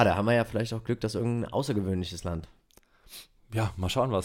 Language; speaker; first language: German; native; German